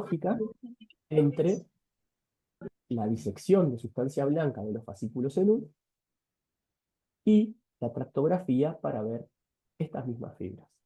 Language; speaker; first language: Spanish; native; Spanish